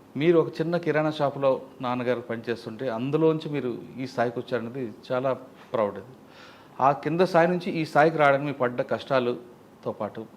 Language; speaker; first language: Telugu; native; Telugu